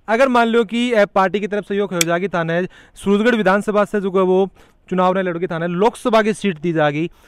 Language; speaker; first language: Hindi; native; Hindi